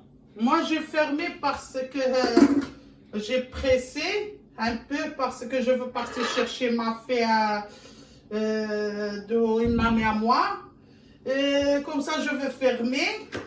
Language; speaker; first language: French; non-native, learner; Arabic